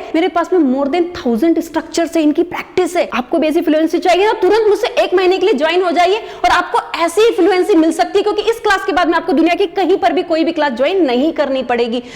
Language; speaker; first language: Hindi; native; Hindi